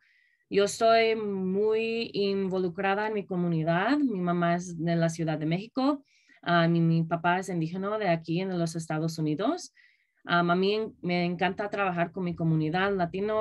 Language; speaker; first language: Spanish; early bilingual, other home language; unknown